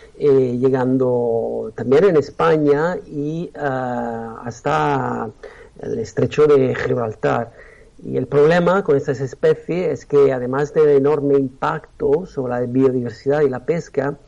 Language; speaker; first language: Spanish; non-native, fluent; Italian